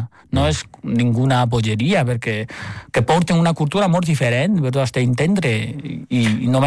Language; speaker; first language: Catalan; non-native, fluent; Chinese